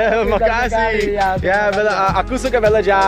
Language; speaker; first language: Indonesian; non-native, learner; English